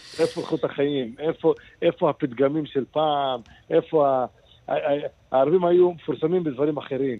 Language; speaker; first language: Hebrew; non-native, local second language; Arabic